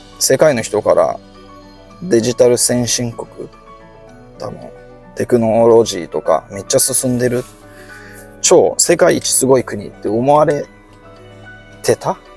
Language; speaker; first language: Japanese; native; Japanese